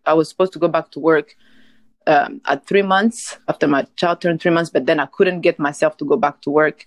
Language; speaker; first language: English; non-native, local second language; Kinyarwanda